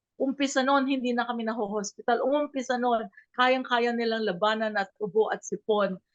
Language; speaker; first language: Filipino; native; Filipino